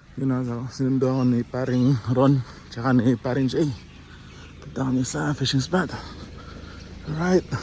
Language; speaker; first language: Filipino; non-native, local second language; Cebuano